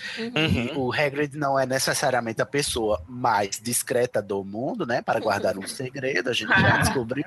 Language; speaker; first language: Portuguese; native; Portuguese